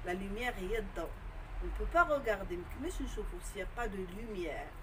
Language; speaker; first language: French; non-native, local second language; Arabic